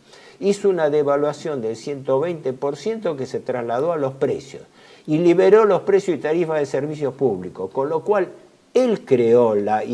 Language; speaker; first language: Spanish; native; Spanish